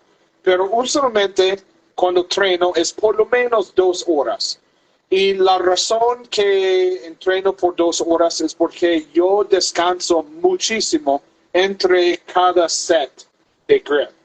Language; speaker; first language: Spanish; non-native, fluent; English